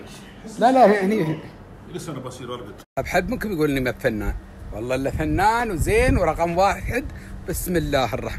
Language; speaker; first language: Arabic; native; Arabic